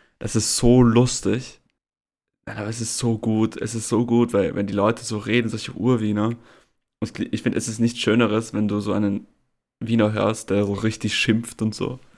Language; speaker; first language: German; native; German